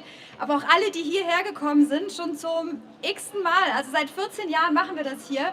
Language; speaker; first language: German; native; German